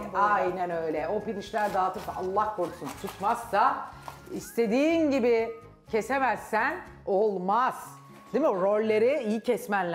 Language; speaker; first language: Turkish; native; Turkish